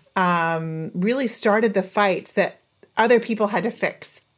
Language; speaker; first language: English; native; English